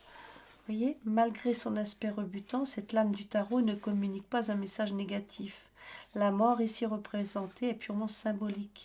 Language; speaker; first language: French; native; French